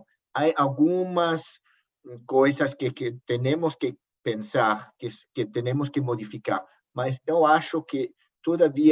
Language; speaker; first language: Portuguese; non-native, learner; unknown